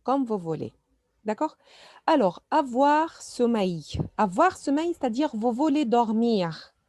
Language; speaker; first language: French; non-native, fluent; Arabic